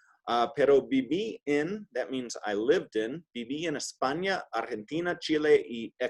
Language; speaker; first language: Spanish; non-native, fluent; English